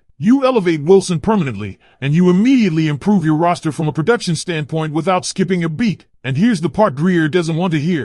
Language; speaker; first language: English; native; English